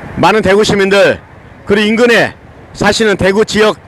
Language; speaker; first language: Korean; native; Korean